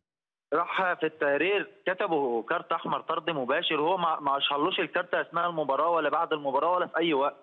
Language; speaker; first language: Arabic; native; Arabic